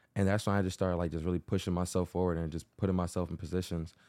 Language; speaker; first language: English; early bilingual, other home language; Haitian Creole